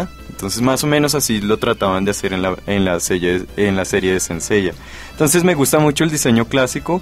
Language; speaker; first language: Spanish; native; Spanish